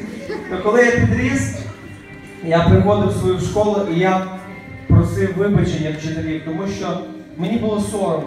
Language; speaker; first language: Ukrainian; native; Ukrainian